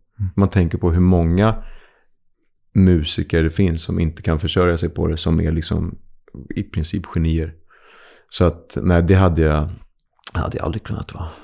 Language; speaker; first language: Swedish; native; Swedish